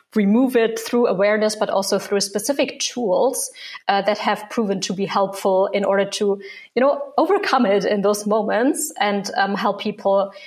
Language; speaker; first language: English; non-native, fluent; German